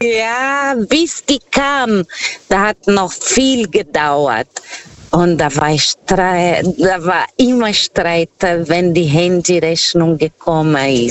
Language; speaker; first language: German; non-native, learner; Portuguese